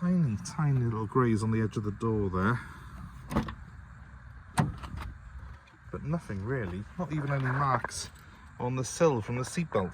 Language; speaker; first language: English; native; English